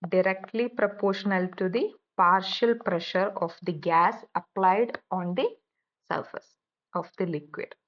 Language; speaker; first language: English; non-native, local second language; Malayalam